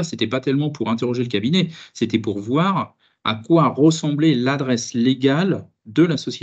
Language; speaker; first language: French; native; French